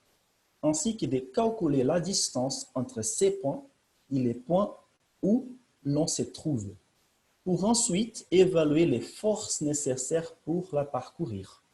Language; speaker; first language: French; non-native, fluent; Portuguese